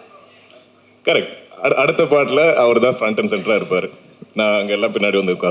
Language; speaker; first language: Tamil; non-native, local second language; Malayalam